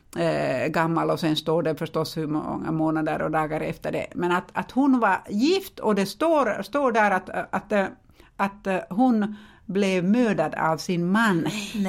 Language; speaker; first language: Swedish; non-native, fluent; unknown